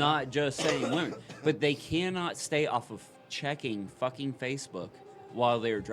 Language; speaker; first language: English; native; English